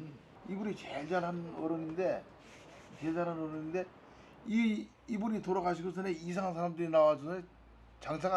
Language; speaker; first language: Korean; native; Korean